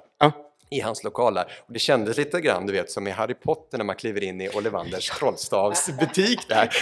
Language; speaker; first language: Swedish; native; Swedish